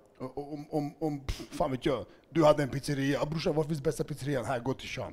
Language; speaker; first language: Swedish; early bilingual, other home language; Serbian